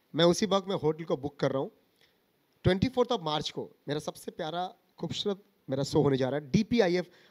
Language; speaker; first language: Hindi; non-native, local second language; Bangla